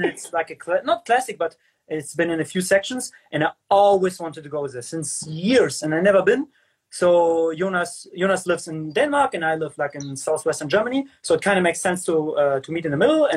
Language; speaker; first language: English; non-native, fluent; German